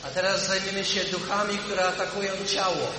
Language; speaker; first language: Polish; native; Polish